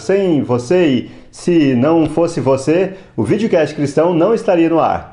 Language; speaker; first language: Portuguese; native; Portuguese